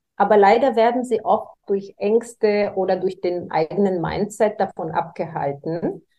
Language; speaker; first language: German; non-native, fluent; Bulgarian